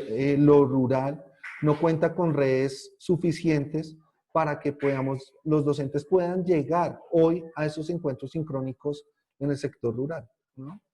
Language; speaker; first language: Spanish; native; Spanish